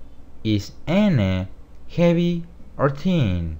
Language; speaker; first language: English; non-native, fluent; Spanish